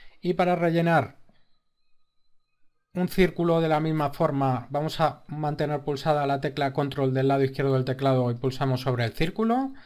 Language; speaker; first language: Spanish; native; Spanish